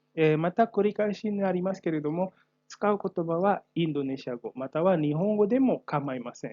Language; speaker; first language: Japanese; non-native, fluent; Indonesian